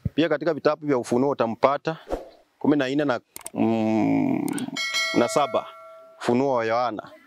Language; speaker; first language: Swahili; non-native, local second language; Luyia